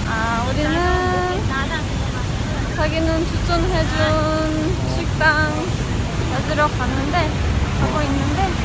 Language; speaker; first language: Korean; non-native, fluent; Romanian